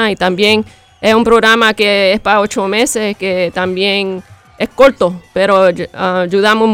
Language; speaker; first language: Spanish; early bilingual, heritage; Spanish